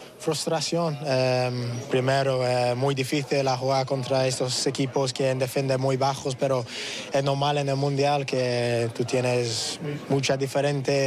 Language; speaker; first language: Spanish; non-native, learner; English